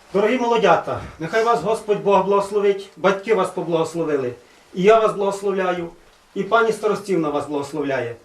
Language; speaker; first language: Ukrainian; native; Ukrainian